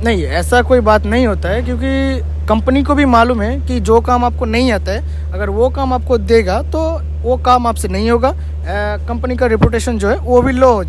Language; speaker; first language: Hindi; non-native, local second language; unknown